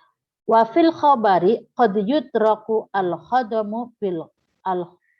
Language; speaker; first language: Arabic; non-native, fluent; Indonesian